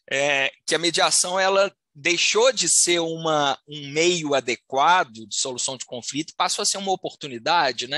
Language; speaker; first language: Portuguese; native; Portuguese